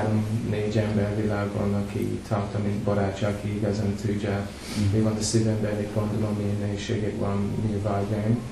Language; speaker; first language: Hungarian; non-native, learner; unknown